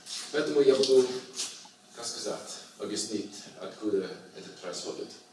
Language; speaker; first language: Russian; non-native, learner; English